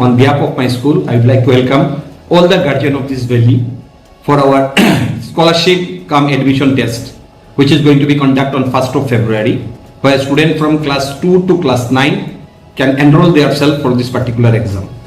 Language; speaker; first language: English; non-native, local second language; Bangla